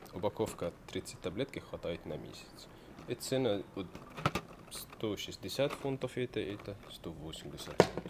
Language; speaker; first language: Russian; non-native, learner; Arabic